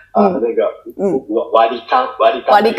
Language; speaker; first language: Chinese; non-native, fluent; Japanese